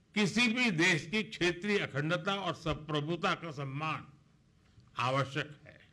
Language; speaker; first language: Hindi; non-native, local second language; Gujarati